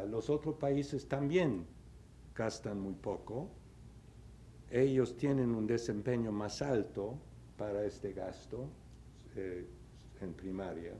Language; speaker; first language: Spanish; non-native, fluent; English